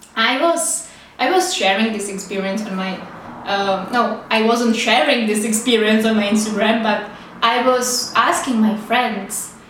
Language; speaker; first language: English; non-native, fluent; Czech